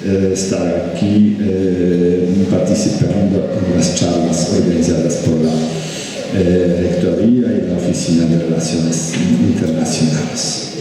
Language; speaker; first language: Spanish; non-native, fluent; Polish